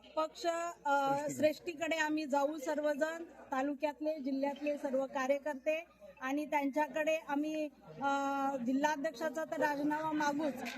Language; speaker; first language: Marathi; native; Marathi